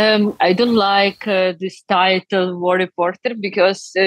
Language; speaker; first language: English; non-native, learner; Ukrainian